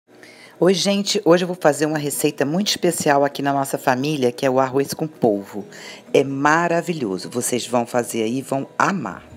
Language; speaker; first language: Portuguese; native; Portuguese